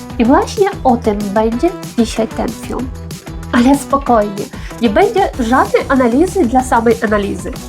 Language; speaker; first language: Polish; non-native, fluent; Ukrainian